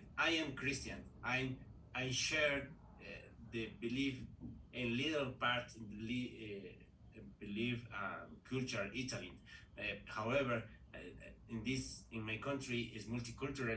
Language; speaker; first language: English; non-native, learner; Spanish